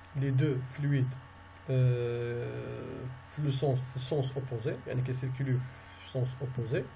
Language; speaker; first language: French; non-native, local second language; Arabic